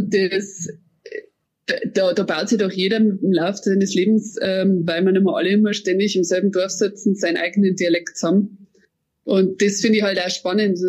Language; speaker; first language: German; native; German